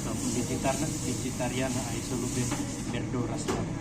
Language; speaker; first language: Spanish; non-native, learner; Filipino